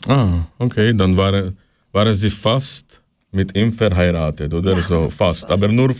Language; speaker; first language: German; non-native, fluent; Slovak